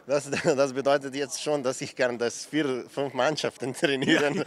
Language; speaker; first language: German; non-native, learner; Slovenian